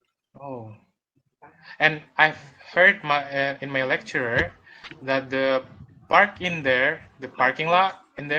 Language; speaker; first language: English; non-native, fluent; Indonesian